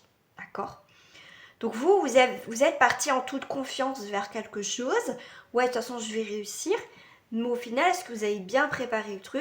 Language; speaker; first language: French; native; French